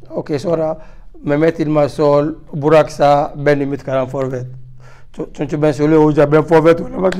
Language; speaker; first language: Turkish; non-native, learner; French